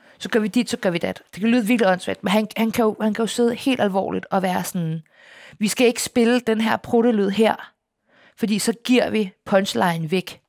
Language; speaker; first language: Danish; native; Danish